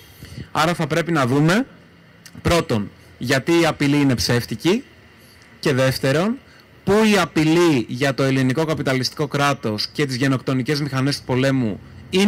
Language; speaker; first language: Greek; native; Greek